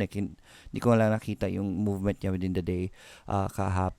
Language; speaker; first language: Filipino; native; Filipino